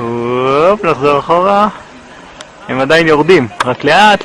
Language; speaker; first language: Hebrew; native; Hebrew